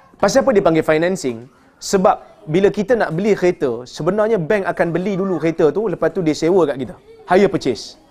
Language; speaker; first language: Malay; native; Malay